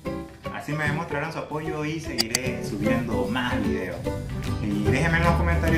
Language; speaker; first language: Spanish; native; Spanish